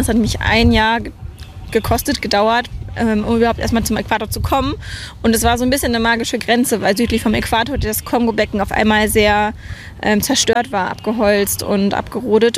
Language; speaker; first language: German; native; German